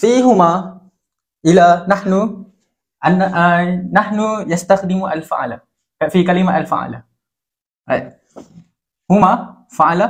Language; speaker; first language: Arabic; non-native, learner; Malay